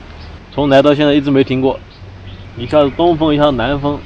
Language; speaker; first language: Chinese; native; Chinese